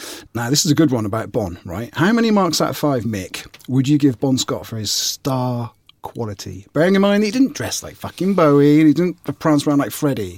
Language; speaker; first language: English; native; English